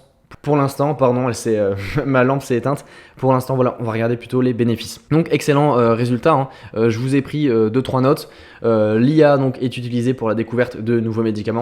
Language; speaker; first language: French; native; French